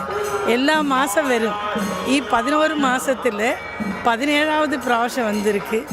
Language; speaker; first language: Malayalam; non-native, learner; Tamil